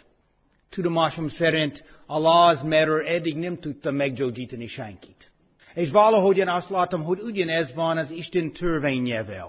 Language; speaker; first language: Hungarian; non-native, fluent; English